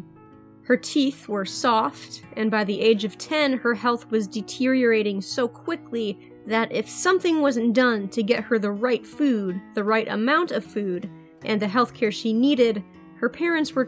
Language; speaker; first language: English; native; English